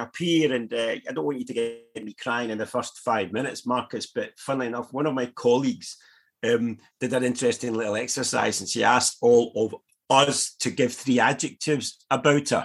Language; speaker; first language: English; native; English